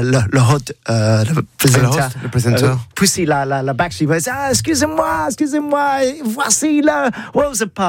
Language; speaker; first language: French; non-native, learner; English